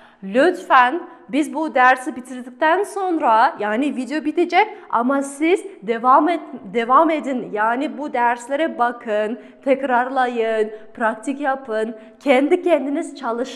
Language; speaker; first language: Turkish; non-native, fluent; Kazakh